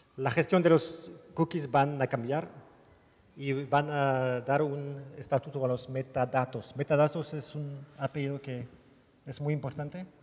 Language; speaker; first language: Spanish; non-native, learner; French